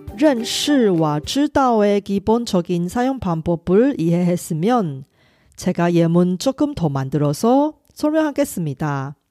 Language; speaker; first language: Korean; non-native, fluent; Chinese